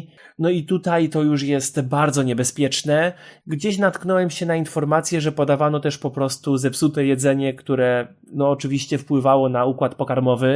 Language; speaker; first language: Polish; native; Polish